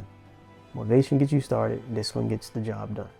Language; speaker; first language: English; native; English